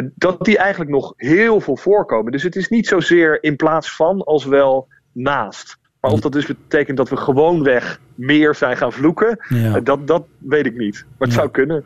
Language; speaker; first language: Dutch; native; Dutch